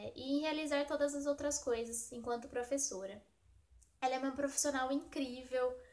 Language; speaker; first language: Portuguese; native; Portuguese